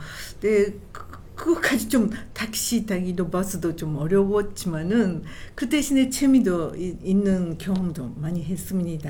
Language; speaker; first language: Korean; non-native, learner; Japanese